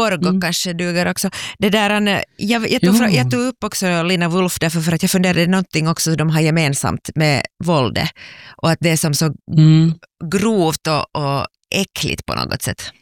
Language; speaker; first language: Swedish; native; Swedish